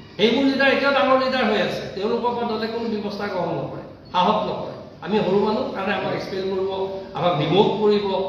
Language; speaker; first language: Assamese; non-native, local second language; Mising